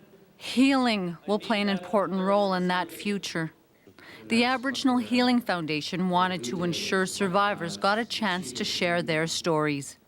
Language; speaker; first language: English; native; English